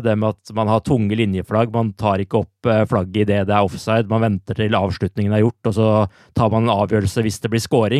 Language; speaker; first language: Norwegian; native; Norwegian